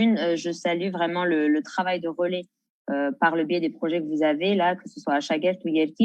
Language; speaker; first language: French; native; French